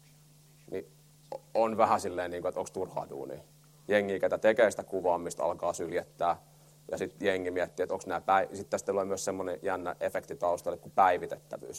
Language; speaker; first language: Finnish; native; Finnish